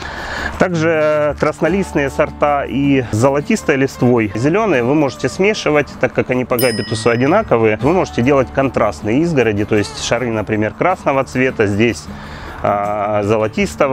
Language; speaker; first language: Russian; native; Russian